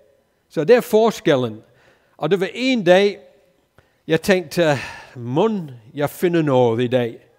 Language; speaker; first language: Danish; non-native, fluent; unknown